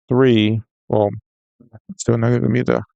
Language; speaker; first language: English; native; English